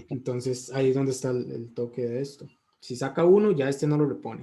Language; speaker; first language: Spanish; native; Spanish